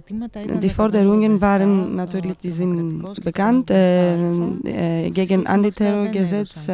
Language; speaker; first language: German; non-native, fluent; Greek